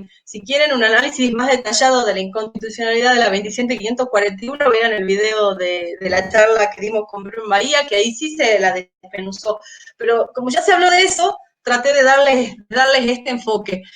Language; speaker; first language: Spanish; native; Spanish